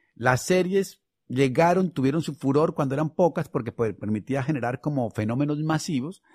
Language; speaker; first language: Spanish; native; Spanish